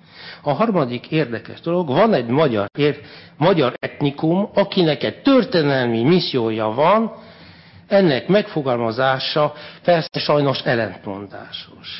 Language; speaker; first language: Hungarian; non-native, fluent; French